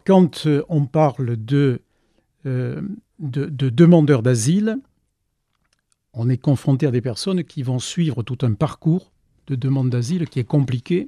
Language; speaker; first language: French; native; French